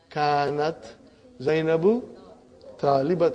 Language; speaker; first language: Arabic; non-native, fluent; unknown